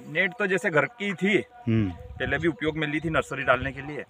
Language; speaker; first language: Hindi; native; Hindi